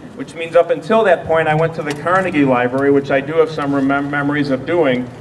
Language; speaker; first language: English; native; English